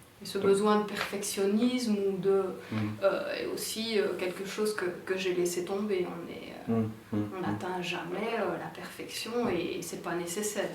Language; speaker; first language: French; native; French